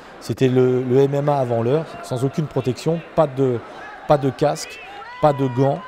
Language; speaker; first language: French; native; French